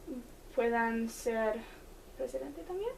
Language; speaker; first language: Spanish; non-native, learner; English